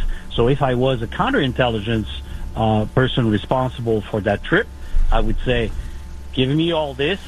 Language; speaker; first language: English; non-native, local second language; French